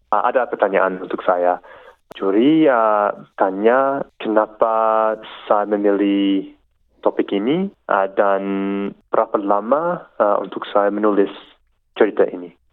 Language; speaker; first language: Indonesian; non-native, learner; English